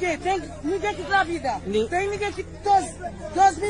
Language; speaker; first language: Portuguese; non-native, learner; Haitian Creole